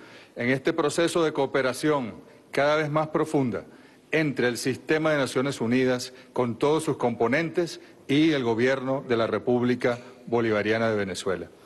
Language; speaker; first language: Spanish; native; Spanish